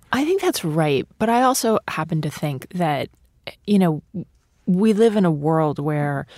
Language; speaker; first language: English; early bilingual, other home language; Ukrainian